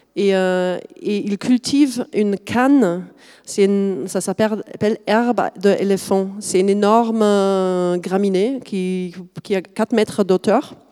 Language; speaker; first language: French; non-native, fluent; German